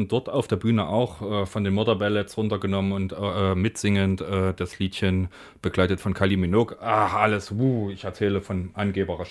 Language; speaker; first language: German; native; German